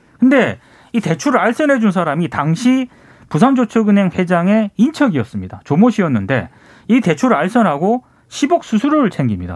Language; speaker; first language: Korean; native; Korean